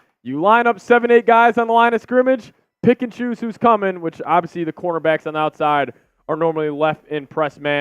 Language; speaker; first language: English; native; English